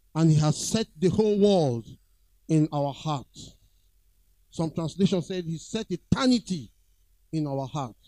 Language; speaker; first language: English; non-native, local second language; Yoruba